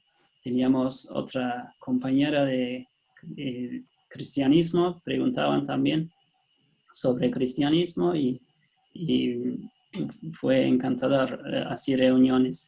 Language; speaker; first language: Spanish; non-native, fluent; Turkish